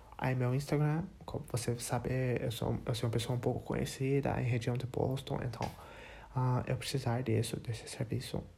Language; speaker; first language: Portuguese; non-native, learner; English